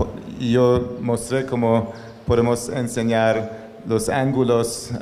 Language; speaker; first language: Spanish; non-native, learner; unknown